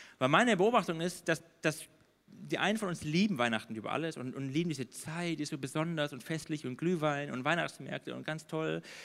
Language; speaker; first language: German; native; German